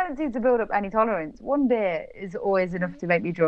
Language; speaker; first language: English; native; English